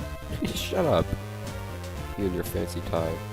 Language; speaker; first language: English; native; English